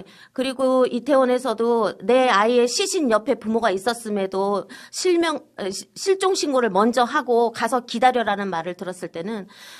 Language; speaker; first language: Korean; native; Korean